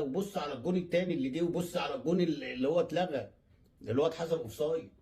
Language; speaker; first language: Arabic; native; Arabic